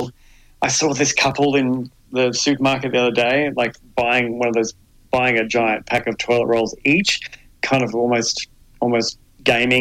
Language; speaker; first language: English; native; English